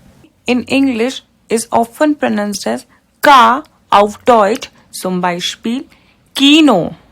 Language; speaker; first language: German; non-native, fluent; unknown